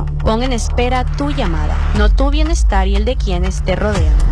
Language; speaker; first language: Spanish; native; Spanish